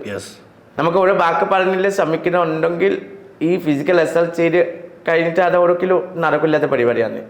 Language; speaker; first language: Malayalam; non-native, local second language; Assamese